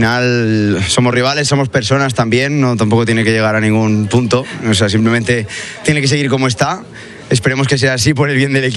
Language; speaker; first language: Spanish; native; Spanish